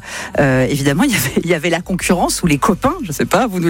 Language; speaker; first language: French; native; French